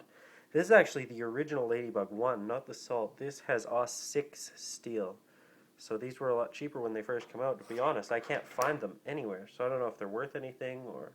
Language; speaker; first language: English; native; English